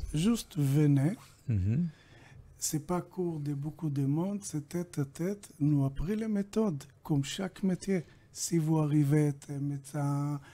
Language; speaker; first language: French; non-native, learner; Hebrew